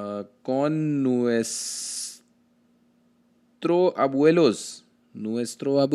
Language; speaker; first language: Spanish; non-native, learner; Hindi